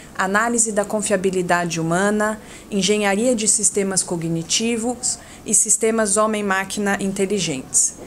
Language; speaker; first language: Portuguese; native; Portuguese